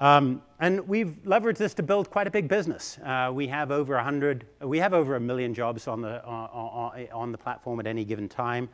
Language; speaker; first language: English; native; English